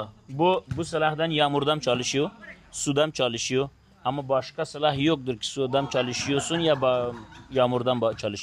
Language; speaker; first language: Turkish; non-native, learner; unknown